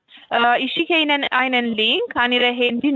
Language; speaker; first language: German; non-native, fluent; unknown